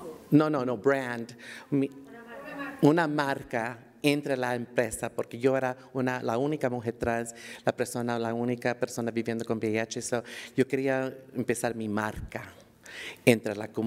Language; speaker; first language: Spanish; early bilingual, heritage; Spanish